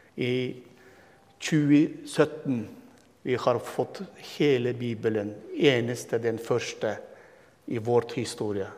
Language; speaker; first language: Norwegian; non-native, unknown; Turkmen